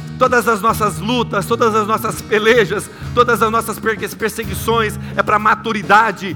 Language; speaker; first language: Portuguese; native; Portuguese